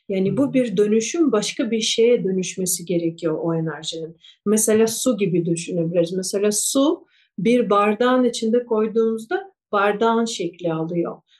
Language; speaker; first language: Turkish; non-native, fluent; Russian